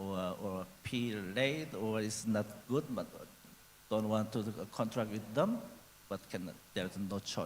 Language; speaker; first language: English; non-native, learner; Korean